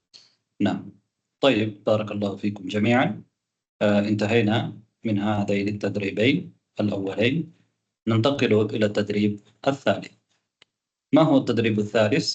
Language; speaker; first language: Arabic; non-native, fluent; Tamil